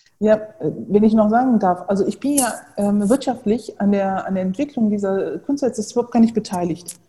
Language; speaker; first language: German; early bilingual, other home language; Turkish